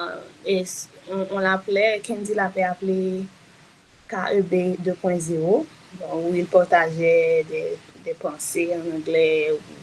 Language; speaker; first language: French; non-native, local second language; Haitian Creole